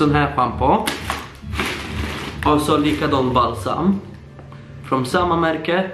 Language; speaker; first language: Swedish; early bilingual, other home language; Polish